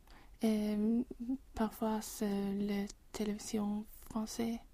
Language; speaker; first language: French; non-native, learner; Swedish